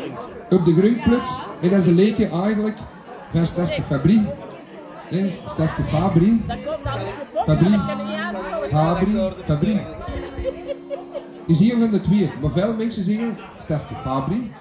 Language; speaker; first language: Dutch; native; Dutch